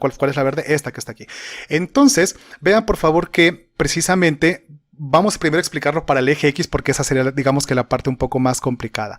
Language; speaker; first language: Spanish; native; Spanish